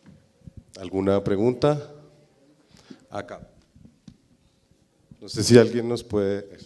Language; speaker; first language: Spanish; native; Spanish